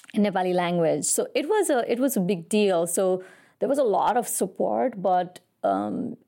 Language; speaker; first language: English; non-native, local second language; Nepali